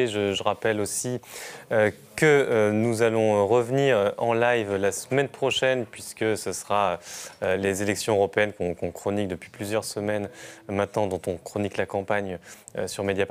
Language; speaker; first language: French; native; French